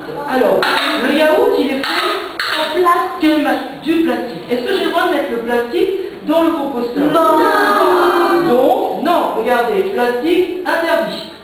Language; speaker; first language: French; native; French